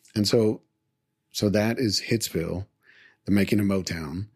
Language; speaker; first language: English; native; English